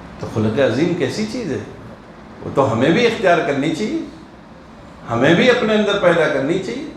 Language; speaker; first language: Urdu; native; Urdu